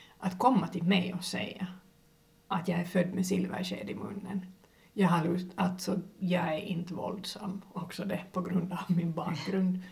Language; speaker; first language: Swedish; native; Swedish